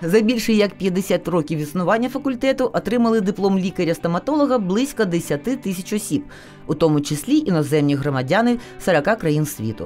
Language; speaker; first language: Ukrainian; native; Ukrainian